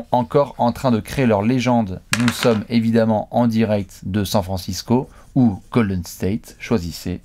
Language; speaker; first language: French; native; French